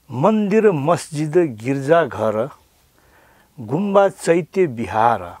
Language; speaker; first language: Nepali; non-native, local second language; Newari